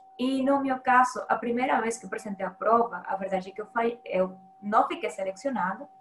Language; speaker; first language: Portuguese; non-native, fluent; Spanish